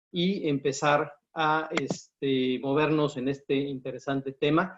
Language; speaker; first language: Spanish; native; Spanish